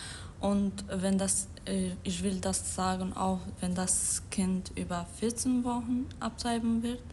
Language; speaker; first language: German; non-native, learner; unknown